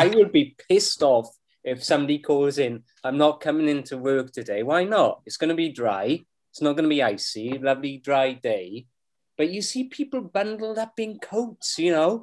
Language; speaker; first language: English; native; English